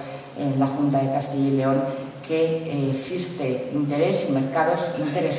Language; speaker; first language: Spanish; native; Spanish